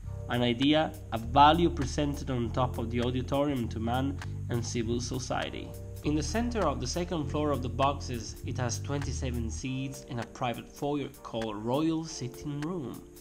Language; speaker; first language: English; non-native, fluent; Italian